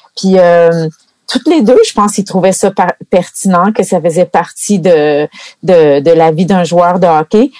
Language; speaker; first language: French; native; French